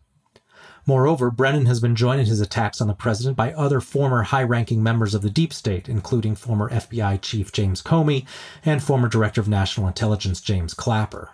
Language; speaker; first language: English; native; English